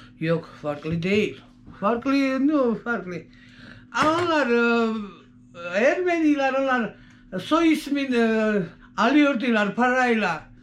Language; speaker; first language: Turkish; non-native, learner; Svan